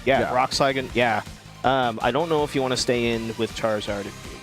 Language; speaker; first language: English; native; English